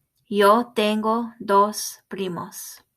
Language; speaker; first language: Spanish; non-native, fluent; English